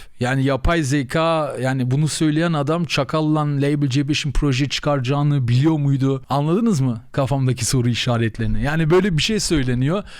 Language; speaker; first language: Turkish; native; Turkish